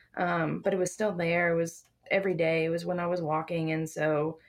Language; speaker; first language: English; native; English